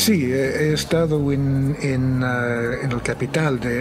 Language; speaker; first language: Spanish; non-native, fluent; English